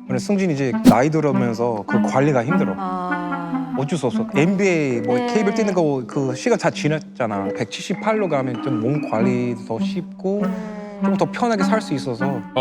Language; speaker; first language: Korean; non-native, fluent; English